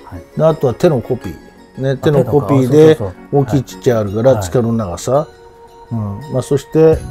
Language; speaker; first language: Japanese; native; Japanese